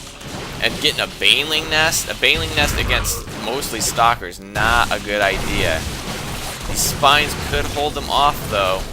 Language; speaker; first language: English; native; English